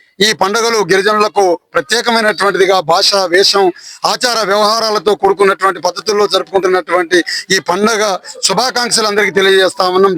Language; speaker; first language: Telugu; non-native, local second language; Lambadi